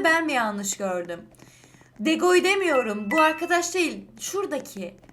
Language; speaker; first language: Turkish; native; Turkish